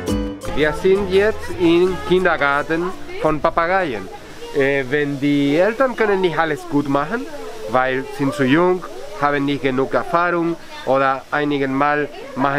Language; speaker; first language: German; non-native, fluent; Spanish